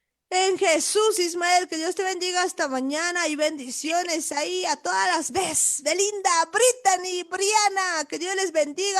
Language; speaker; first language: Spanish; native; Spanish